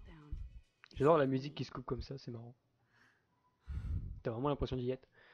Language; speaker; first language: French; native; French